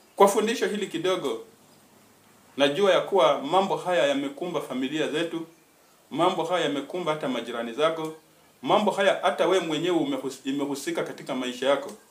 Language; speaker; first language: Swahili; native; Swahili